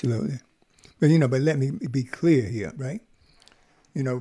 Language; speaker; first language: English; native; English